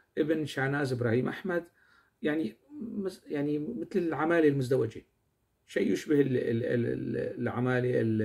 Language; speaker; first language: Arabic; non-native, local second language; Kurdish